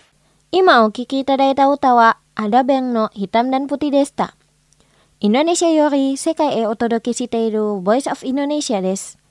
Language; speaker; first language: Japanese; non-native, fluent; Indonesian